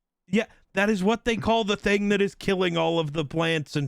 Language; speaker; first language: English; native; English